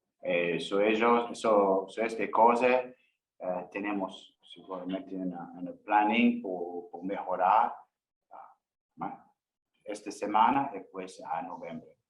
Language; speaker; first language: Spanish; non-native, learner; English